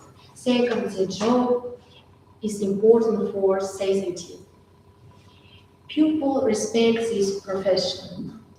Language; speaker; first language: English; non-native, learner; Russian